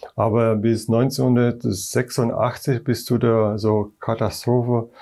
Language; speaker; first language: German; non-native, fluent; Polish